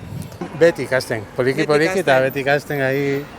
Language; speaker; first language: Basque; non-native, local second language; Spanish